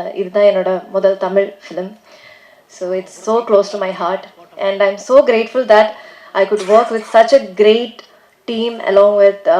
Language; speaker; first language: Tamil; non-native, learner; Malayalam